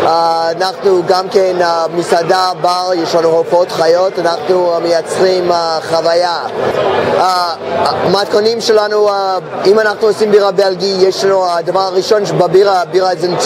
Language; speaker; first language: Hebrew; non-native, fluent; English